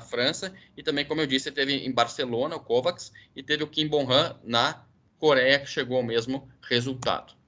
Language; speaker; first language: Portuguese; native; Portuguese